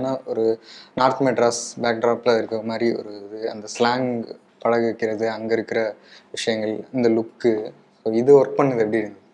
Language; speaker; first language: Tamil; native; Tamil